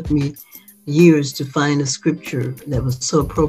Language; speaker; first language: English; native; English